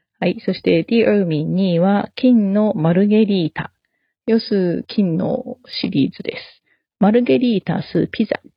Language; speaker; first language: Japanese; non-native, fluent; Chinese